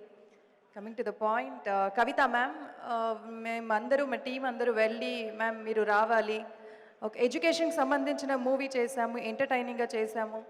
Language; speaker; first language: Telugu; non-native, fluent; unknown